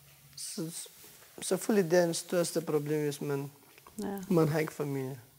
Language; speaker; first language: Danish; non-native, learner; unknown